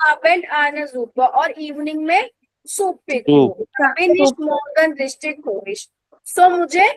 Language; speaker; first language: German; non-native, fluent; Hindi